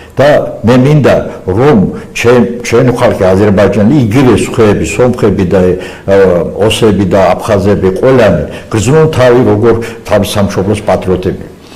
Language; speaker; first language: Georgian; non-native, local second language; Azerbaijani